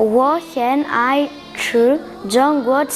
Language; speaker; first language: Chinese; non-native, learner; Greek